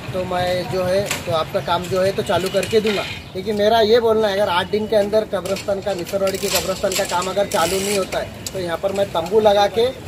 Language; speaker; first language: Hindi; non-native, local second language; Urdu